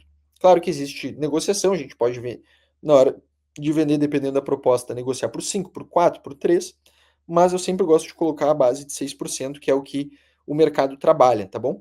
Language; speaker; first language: Portuguese; native; Portuguese